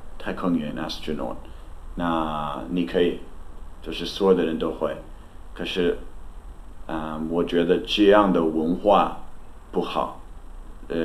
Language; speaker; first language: Chinese; non-native, learner; English